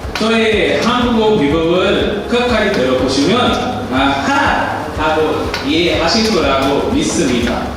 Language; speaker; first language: Korean; non-native, learner; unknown